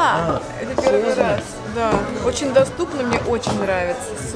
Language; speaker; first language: Russian; native; Russian